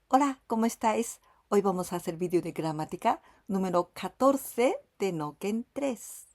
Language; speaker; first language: Spanish; non-native, fluent; Japanese